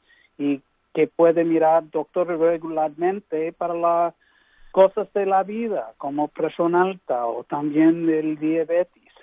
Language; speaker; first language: Spanish; early bilingual, heritage; English